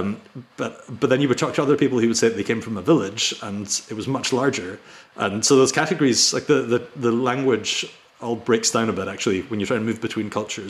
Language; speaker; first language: English; native; English